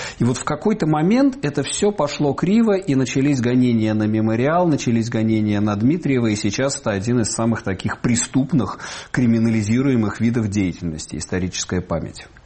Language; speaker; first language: Russian; native; Russian